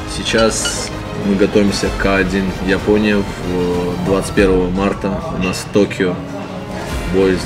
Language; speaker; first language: Russian; early bilingual, other home language; Azerbaijani